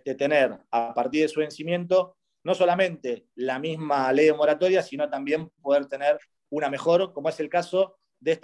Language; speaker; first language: Spanish; native; Spanish